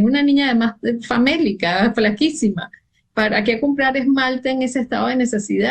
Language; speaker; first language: Spanish; native; Spanish